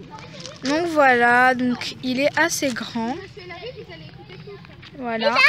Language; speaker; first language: French; native; French